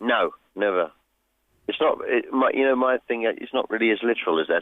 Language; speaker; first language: English; native; English